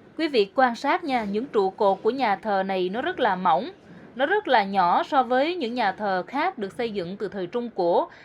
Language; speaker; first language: Vietnamese; native; Vietnamese